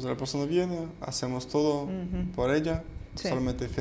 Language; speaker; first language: Spanish; non-native, fluent; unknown